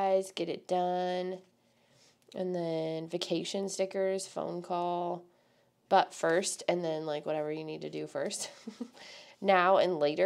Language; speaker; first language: English; native; English